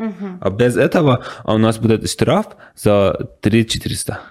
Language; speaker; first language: Russian; non-native, learner; Persian